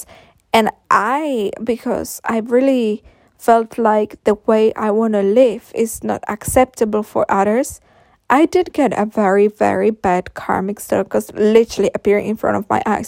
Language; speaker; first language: English; non-native, fluent; Czech